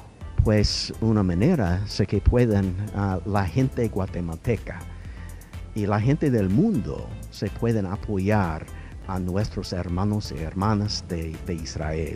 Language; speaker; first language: Spanish; non-native, fluent; English